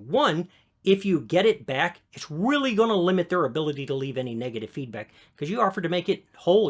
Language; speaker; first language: English; native; English